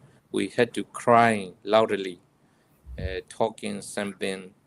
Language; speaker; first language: English; non-native, fluent; Burmese